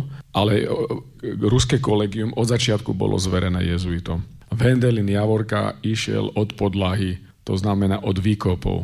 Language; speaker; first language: Slovak; native; Slovak